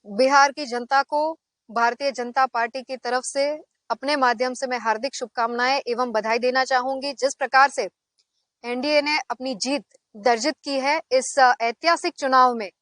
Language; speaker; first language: Hindi; non-native, local second language; Gujarati